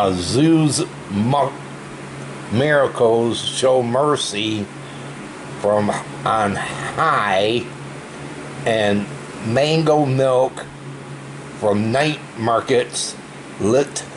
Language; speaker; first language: English; native; English